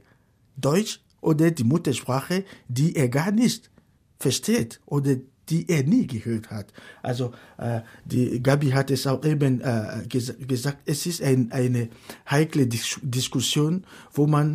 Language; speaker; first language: German; non-native, fluent; Fon